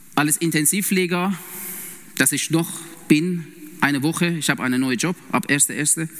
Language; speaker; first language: German; non-native, fluent; Persian